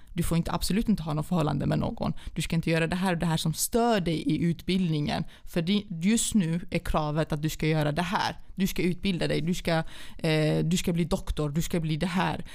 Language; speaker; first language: Swedish; early bilingual, other home language; Central Kurdish